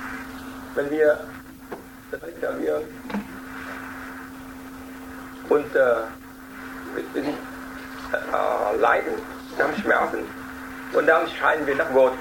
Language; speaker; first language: German; non-native, learner; Vietnamese